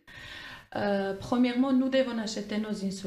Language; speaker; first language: French; non-native, fluent; Armenian